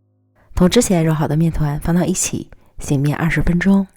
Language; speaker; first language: Chinese; native; Chinese